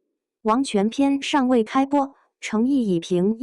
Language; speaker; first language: Chinese; native; Chinese